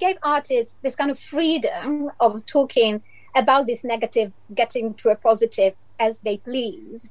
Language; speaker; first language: English; non-native, fluent; Italian